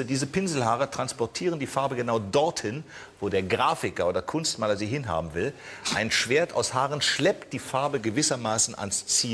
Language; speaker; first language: German; native; German